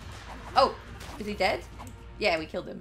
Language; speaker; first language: English; native; English